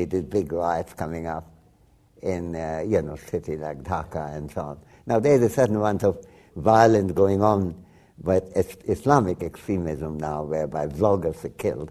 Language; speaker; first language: English; non-native, local second language; Bangla